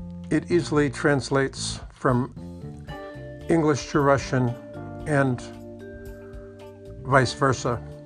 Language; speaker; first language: English; native; English